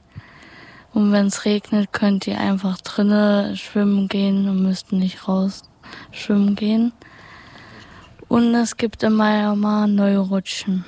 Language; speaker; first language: German; native; German